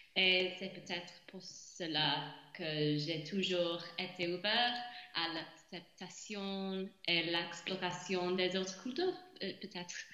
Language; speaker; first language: French; non-native, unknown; English